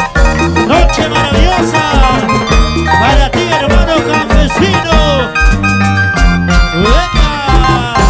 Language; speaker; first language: Spanish; native; Spanish